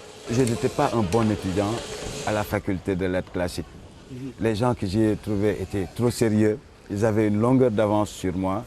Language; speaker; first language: French; non-native, local second language; Wolof